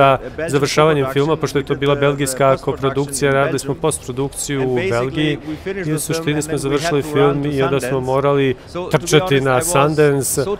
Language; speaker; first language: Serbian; early bilingual, heritage; Albanian